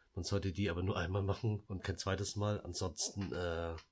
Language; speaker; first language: German; early bilingual, other home language; Lao